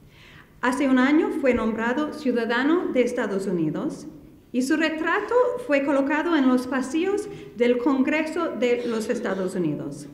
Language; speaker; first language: Spanish; non-native, fluent; English